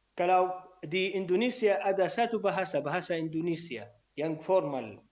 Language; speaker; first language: Indonesian; non-native, learner; Arabic